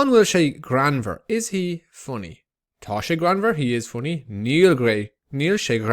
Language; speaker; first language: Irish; non-native, local second language; English